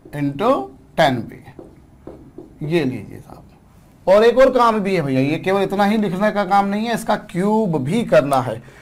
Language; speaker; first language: Hindi; native; Hindi